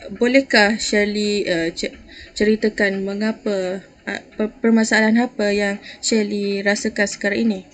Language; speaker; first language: Malay; native; Malay